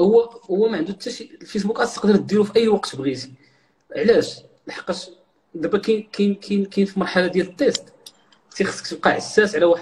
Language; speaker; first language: Arabic; native; Arabic